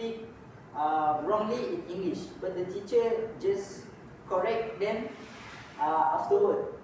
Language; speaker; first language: English; non-native, local second language; Malay